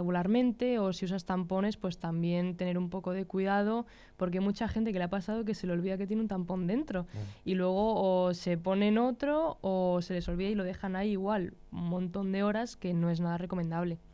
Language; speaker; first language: Spanish; native; Spanish